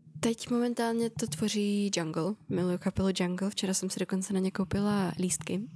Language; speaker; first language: Czech; early bilingual, other home language; Russian